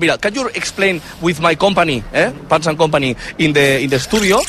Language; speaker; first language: English; non-native, learner; Catalan